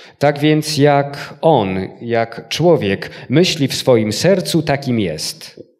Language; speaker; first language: Polish; native; Polish